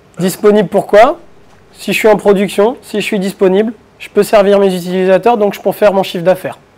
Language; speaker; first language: French; native; French